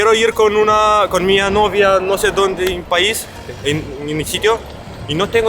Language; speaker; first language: Spanish; non-native, learner; Romanian